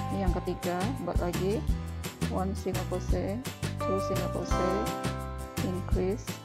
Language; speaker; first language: English; non-native, learner; Indonesian